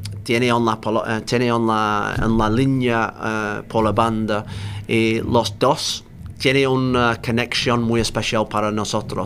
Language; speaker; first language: Spanish; non-native, learner; English